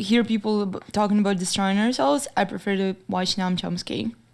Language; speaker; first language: English; non-native, fluent; Russian